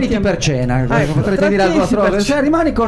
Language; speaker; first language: Italian; native; Italian